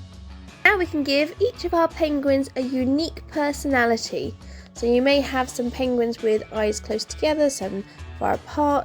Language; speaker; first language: English; native; English